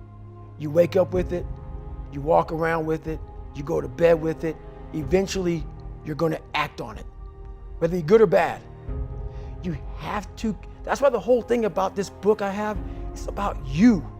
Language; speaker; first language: English; native; English